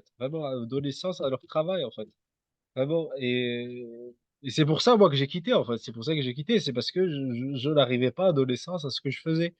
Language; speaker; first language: French; native; French